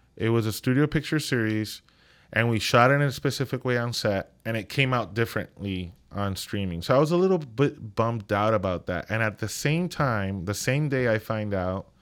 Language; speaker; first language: English; non-native, fluent; Spanish